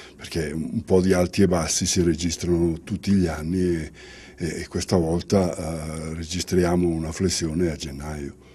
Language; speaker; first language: Italian; native; Italian